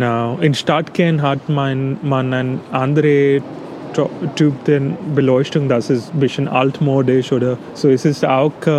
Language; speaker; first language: German; non-native, fluent; English